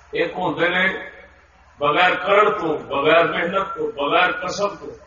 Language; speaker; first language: Urdu; non-native, local second language; Punjabi